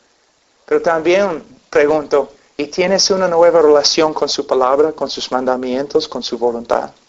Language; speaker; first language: Spanish; non-native, fluent; English